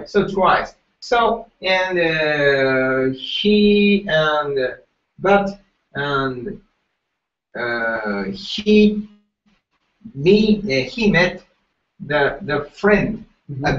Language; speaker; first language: English; non-native, learner; Japanese